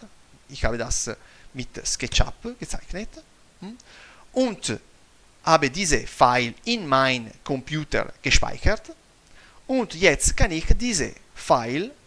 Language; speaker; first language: German; non-native, fluent; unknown